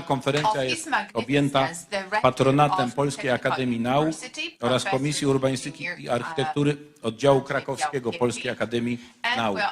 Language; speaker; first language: Polish; native; Polish